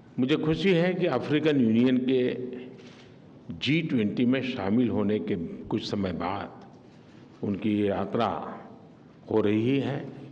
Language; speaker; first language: Hindi; non-native, local second language; Gujarati